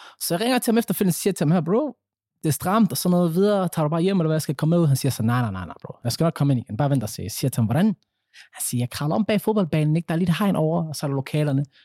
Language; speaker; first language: Danish; early bilingual, other home language; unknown